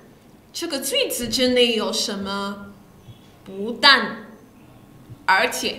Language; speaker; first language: Chinese; non-native, fluent; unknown